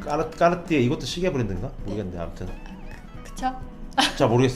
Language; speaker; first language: Korean; native; Korean